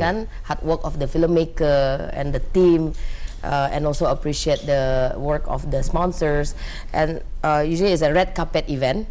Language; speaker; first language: English; non-native, local second language; Malay